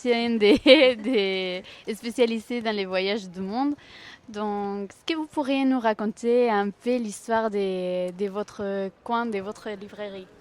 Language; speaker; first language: French; non-native, fluent; Spanish